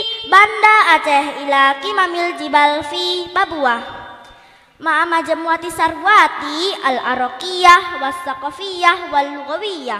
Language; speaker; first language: Arabic; non-native, learner; Indonesian